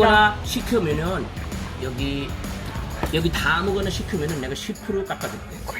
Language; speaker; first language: Korean; non-native, learner; Bangla